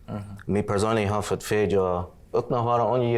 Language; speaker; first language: German; non-native, local second language; Plautdietsch